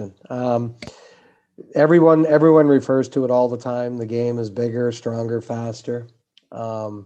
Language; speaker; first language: English; native; English